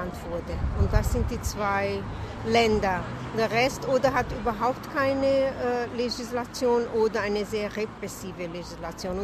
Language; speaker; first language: German; non-native, fluent; Portuguese